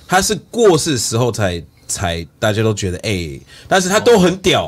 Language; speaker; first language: Chinese; non-native, fluent; English